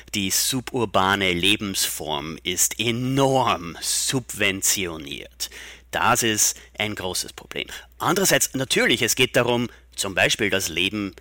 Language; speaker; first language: German; native; German